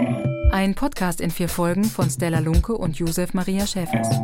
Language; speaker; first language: German; native; German